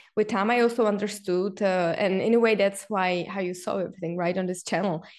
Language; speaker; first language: English; non-native, fluent; Czech